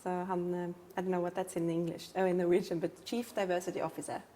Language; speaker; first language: English; non-native, fluent; Norwegian